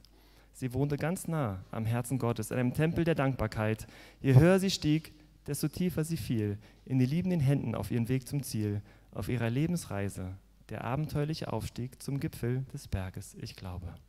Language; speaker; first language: German; native; German